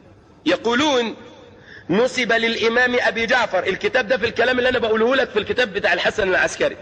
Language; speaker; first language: Arabic; native; Arabic